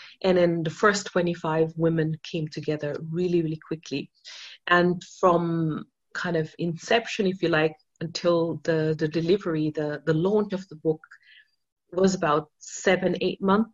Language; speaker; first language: English; non-native, fluent; German